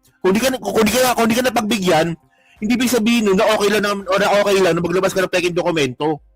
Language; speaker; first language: Filipino; native; Filipino